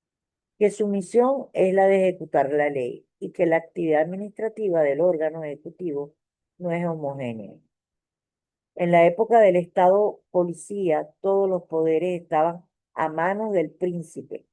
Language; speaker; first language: Spanish; native; Spanish